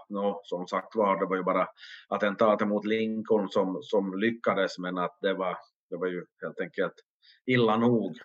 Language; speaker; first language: Swedish; native; Swedish